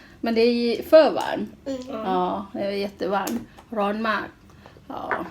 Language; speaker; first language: Swedish; non-native, learner; Thai